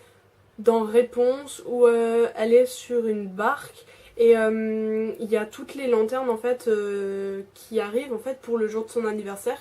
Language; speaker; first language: French; native; French